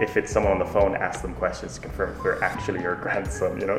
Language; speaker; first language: English; native; English